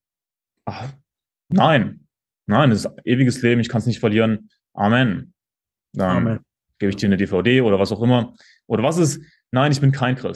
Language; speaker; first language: German; native; German